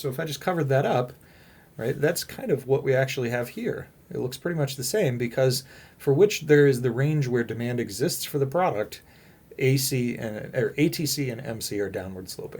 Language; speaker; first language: English; native; English